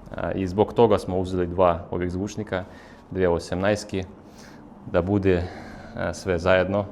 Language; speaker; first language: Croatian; non-native, fluent; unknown